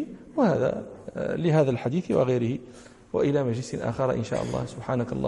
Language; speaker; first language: Arabic; native; Arabic